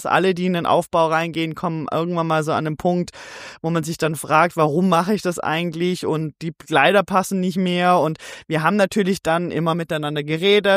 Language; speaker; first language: German; native; German